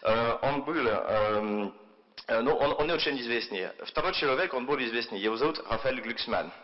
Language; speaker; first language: Russian; non-native, fluent; French